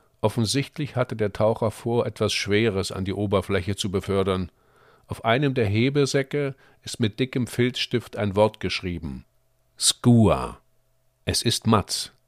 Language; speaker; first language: German; native; German